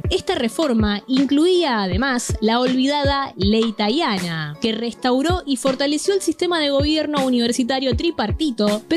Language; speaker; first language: Spanish; native; Spanish